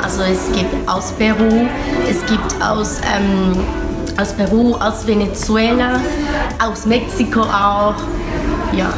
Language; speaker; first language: German; non-native, fluent; Spanish